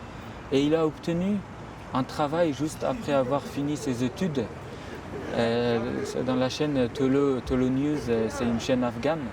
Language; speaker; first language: French; non-native, fluent; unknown